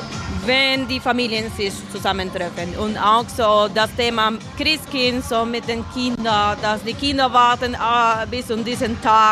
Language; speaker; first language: German; non-native, fluent; Spanish